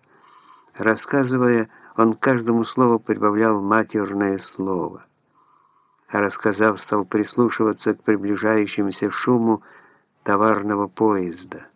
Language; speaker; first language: Russian; native; Russian